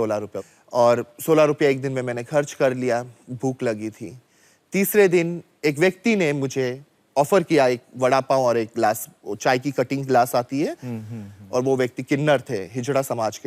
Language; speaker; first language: Hindi; native; Hindi